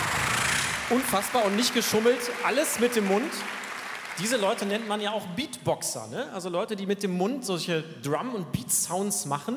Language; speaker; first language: German; native; German